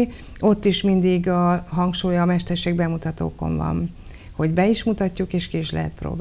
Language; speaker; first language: Hungarian; native; Hungarian